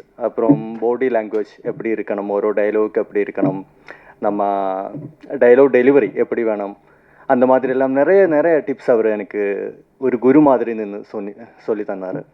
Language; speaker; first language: Tamil; non-native, learner; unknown